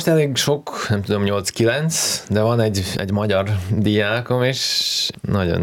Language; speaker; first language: Hungarian; non-native, learner; Russian